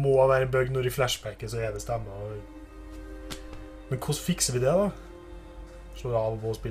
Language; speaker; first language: Norwegian; native; Norwegian